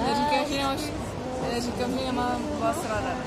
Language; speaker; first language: Czech; non-native, learner; Ukrainian